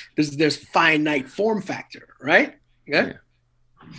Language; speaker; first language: English; native; English